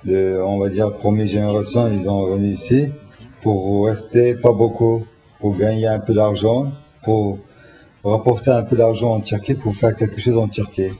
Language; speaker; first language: French; non-native, fluent; Turkish